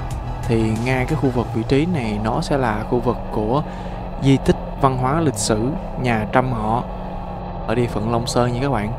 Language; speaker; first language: Vietnamese; native; Vietnamese